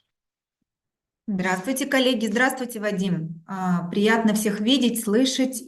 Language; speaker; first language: Russian; native; Russian